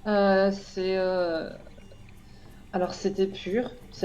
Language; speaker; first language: French; native; French